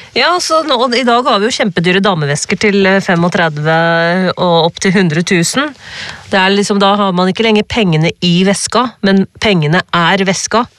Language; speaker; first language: Norwegian; early bilingual, other home language; Urdu